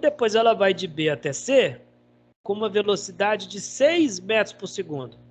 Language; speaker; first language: Portuguese; native; Portuguese